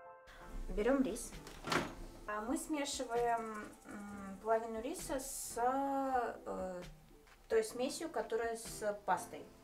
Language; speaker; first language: Russian; native; Russian